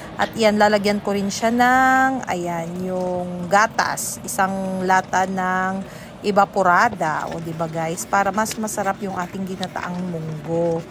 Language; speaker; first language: Filipino; non-native, local second language; Pangasinan